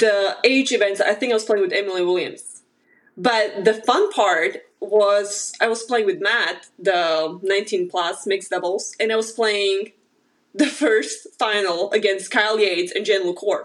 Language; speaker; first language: English; non-native, fluent; Slovak